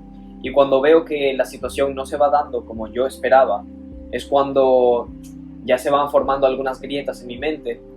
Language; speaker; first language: Spanish; native; Spanish